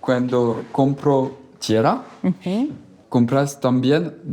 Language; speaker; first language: Spanish; non-native, learner; French